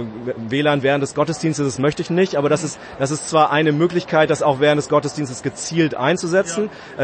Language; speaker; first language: German; native; German